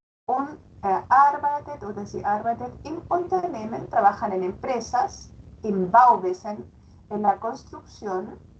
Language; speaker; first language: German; non-native, fluent; Spanish